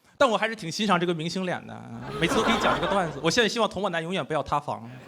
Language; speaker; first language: Chinese; native; Chinese